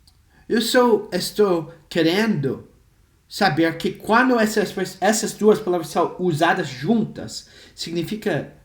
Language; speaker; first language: Portuguese; non-native, fluent; English